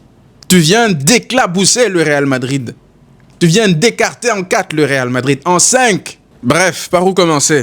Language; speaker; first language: French; native; French